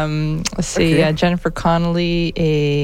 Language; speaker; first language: French; non-native, local second language; English